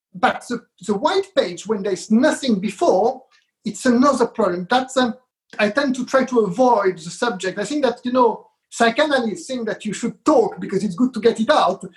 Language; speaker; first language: English; non-native, fluent; Hebrew